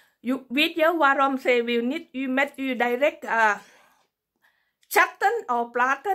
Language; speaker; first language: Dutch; non-native, learner; Thai